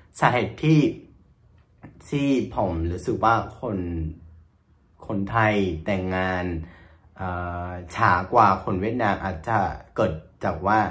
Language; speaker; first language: Thai; non-native, fluent; Vietnamese